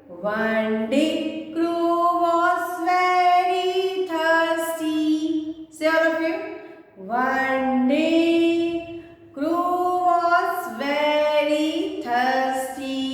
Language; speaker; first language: English; non-native, local second language; Hindi